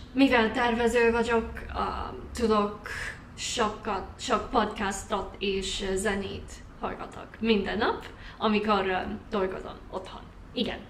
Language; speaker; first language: Hungarian; non-native, learner; English